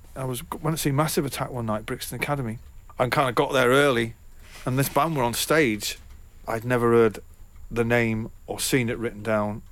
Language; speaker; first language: English; native; English